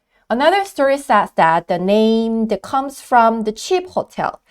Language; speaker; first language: English; non-native, fluent; Korean